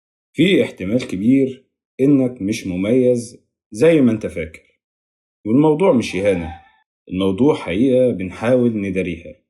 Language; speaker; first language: Arabic; native; Arabic